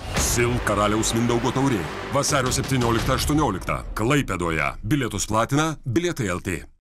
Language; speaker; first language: Lithuanian; native; Lithuanian